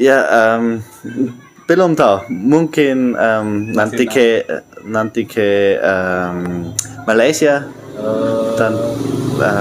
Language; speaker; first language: Indonesian; non-native, learner; German